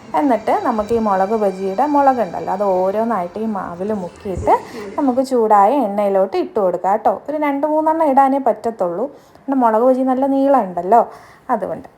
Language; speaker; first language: Malayalam; native; Malayalam